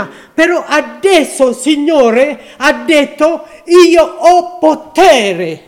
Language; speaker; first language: Italian; non-native, learner; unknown